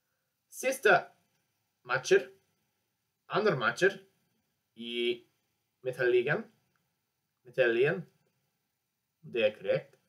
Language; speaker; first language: Swedish; non-native, learner; English